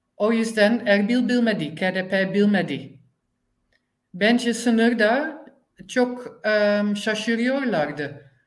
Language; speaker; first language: Turkish; non-native, learner; Dutch